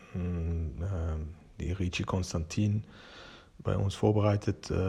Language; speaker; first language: German; non-native, learner; Persian